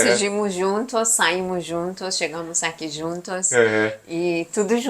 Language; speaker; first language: Portuguese; non-native, fluent; Persian